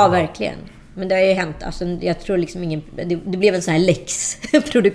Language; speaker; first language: Swedish; native; Swedish